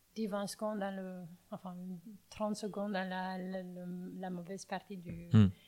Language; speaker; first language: French; non-native, fluent; Romanian